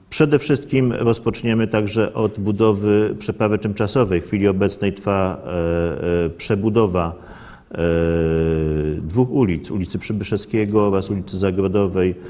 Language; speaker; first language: Polish; native; Polish